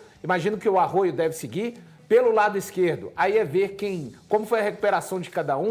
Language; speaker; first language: Portuguese; native; Portuguese